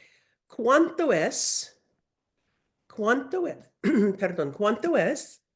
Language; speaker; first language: Spanish; non-native, learner; English